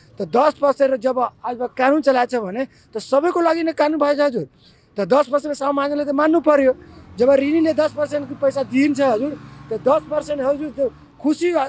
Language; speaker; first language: Nepali; non-native, local second language; Maithili